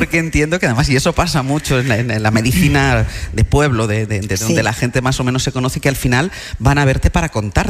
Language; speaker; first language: Spanish; native; Spanish